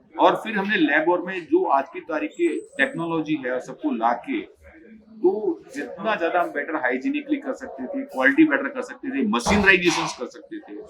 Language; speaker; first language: Hindi; native; Hindi